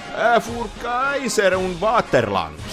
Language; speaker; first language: German; non-native, learner; Finnish